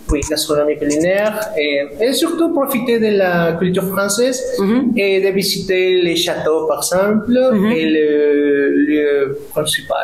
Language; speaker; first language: French; non-native, fluent; Spanish